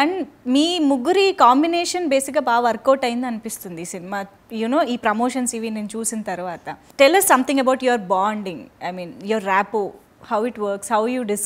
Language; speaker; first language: Telugu; native; Telugu